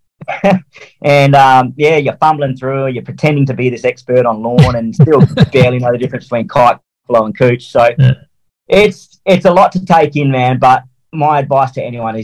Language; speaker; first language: English; native; English